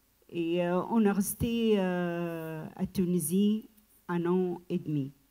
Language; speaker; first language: French; non-native, learner; Arabic